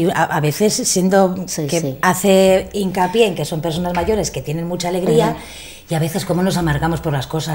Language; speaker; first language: Spanish; native; Spanish